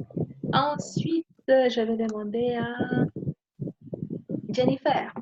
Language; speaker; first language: French; non-native, fluent; Spanish